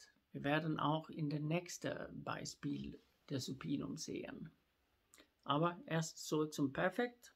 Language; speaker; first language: German; non-native, fluent; Swedish